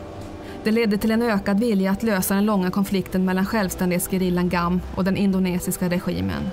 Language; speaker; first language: Swedish; native; Swedish